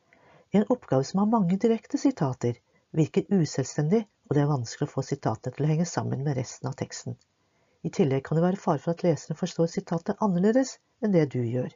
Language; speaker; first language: Norwegian; native; Norwegian